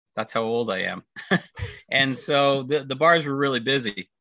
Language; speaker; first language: English; native; English